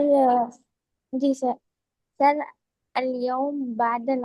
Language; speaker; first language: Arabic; non-native, learner; Urdu